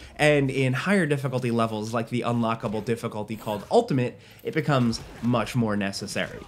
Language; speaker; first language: English; native; English